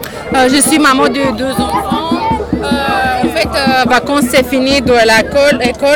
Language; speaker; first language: French; non-native, learner; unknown